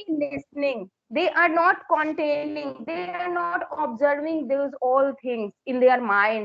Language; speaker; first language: English; non-native, local second language; Hindi